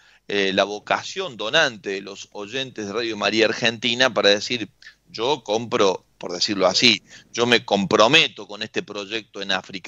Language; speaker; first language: Spanish; native; Spanish